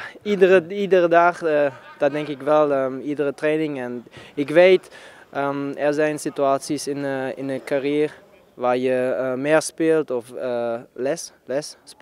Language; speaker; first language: Dutch; non-native, learner; German